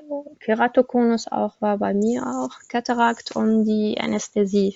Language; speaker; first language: German; non-native, learner; Arabic